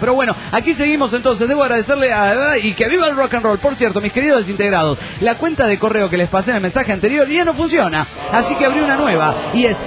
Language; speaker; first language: Spanish; native; Spanish